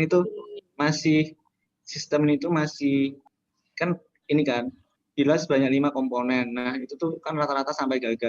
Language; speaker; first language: Indonesian; native; Indonesian